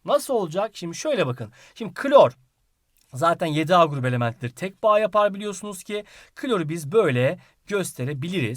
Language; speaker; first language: Turkish; native; Turkish